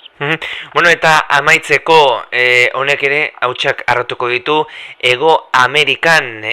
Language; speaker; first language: Basque; native; Basque